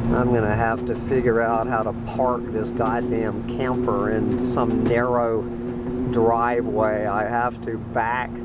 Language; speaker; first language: English; native; English